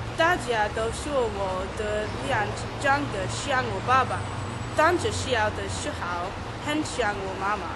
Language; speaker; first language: Chinese; non-native, learner; English